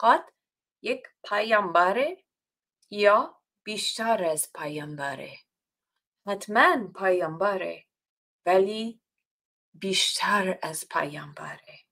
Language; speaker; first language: Persian; non-native, fluent; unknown